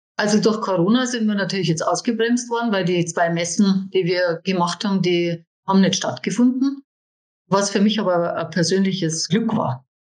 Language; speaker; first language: German; native; German